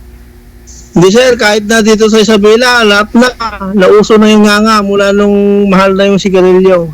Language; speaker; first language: Filipino; non-native, local second language; Iloko